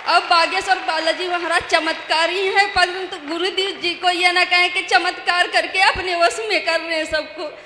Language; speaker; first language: Hindi; native; Hindi